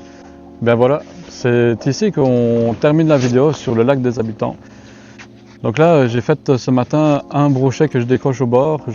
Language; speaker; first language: French; native; French